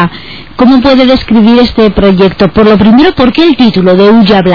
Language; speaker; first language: Spanish; native; Spanish